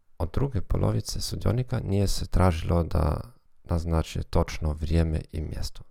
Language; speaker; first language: Croatian; non-native, fluent; German